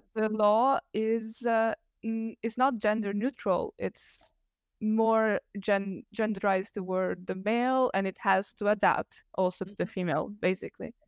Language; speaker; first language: English; non-native, fluent; Italian